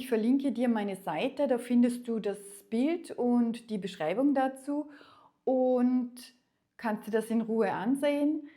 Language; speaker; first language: German; native; German